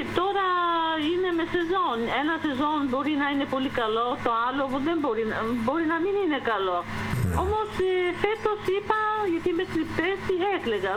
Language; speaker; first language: Greek; non-native, fluent; Albanian